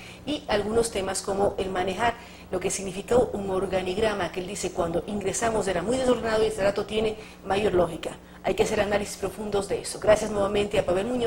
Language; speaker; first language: Spanish; native; Spanish